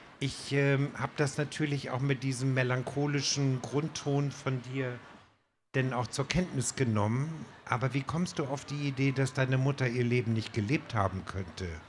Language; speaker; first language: German; native; German